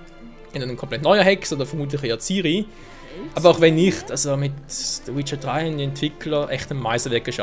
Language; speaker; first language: German; native; German